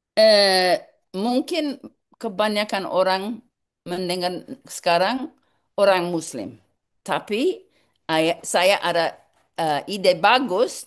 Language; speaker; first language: Indonesian; non-native, learner; English